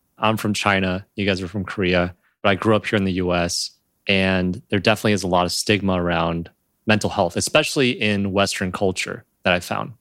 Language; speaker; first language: English; early bilingual, other home language; Chinese